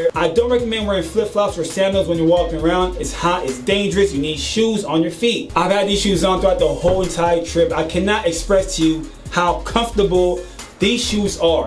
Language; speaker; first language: English; native; English